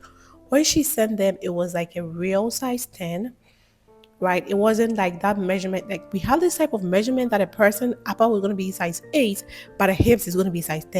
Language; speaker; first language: English; non-native, local second language; Akan